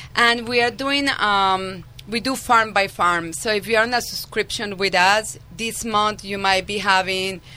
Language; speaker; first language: English; non-native, fluent; Spanish